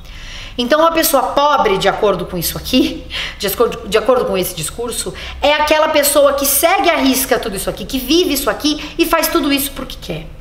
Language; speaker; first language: Portuguese; native; Portuguese